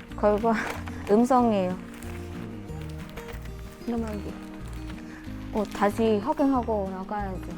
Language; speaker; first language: Korean; non-native, learner; Vietnamese